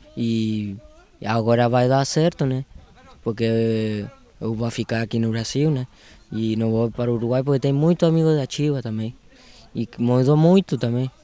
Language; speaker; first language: Portuguese; non-native, learner; Spanish